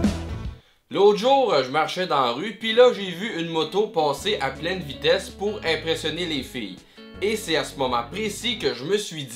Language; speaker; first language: French; native; French